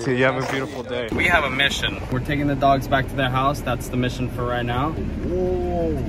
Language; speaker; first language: English; native; English